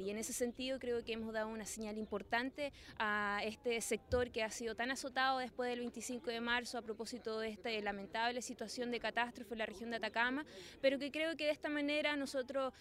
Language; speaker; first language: Spanish; native; Spanish